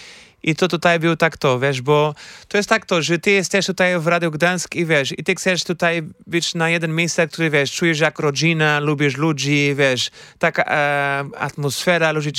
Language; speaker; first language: Polish; non-native, fluent; Portuguese